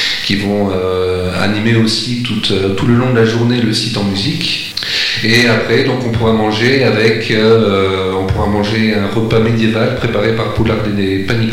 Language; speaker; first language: French; native; French